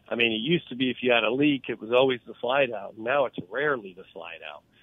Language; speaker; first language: English; native; English